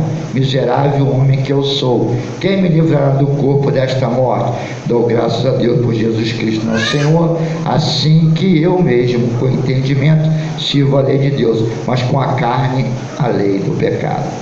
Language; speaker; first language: Portuguese; native; Portuguese